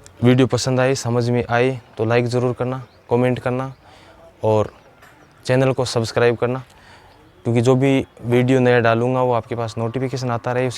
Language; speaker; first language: Hindi; native; Hindi